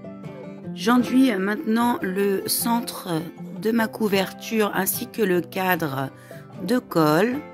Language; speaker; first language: French; native; French